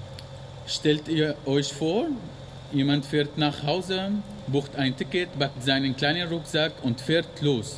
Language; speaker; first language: German; non-native, learner; Arabic